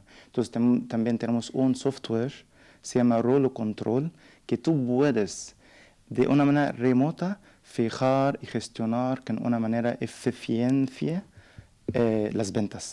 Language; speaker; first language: Spanish; non-native, learner; Arabic